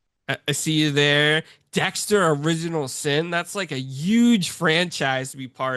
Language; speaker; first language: English; native; English